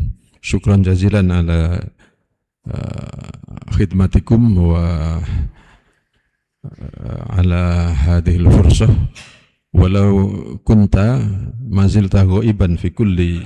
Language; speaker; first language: Arabic; non-native, fluent; Indonesian